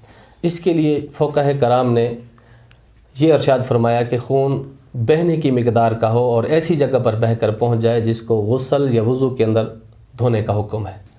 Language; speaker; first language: Urdu; native; Urdu